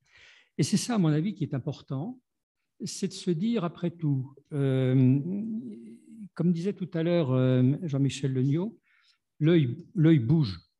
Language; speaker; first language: French; native; French